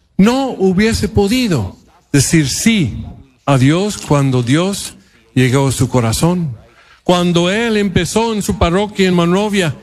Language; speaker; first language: Spanish; non-native, fluent; English